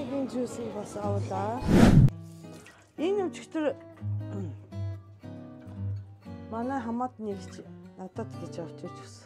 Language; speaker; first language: Mongolian; non-native, fluent; Japanese